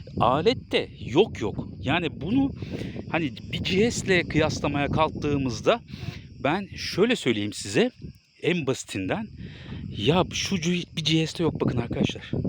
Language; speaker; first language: Turkish; native; Turkish